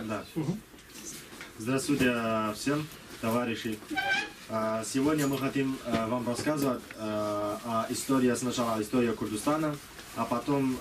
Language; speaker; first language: Russian; non-native, learner; Kurdish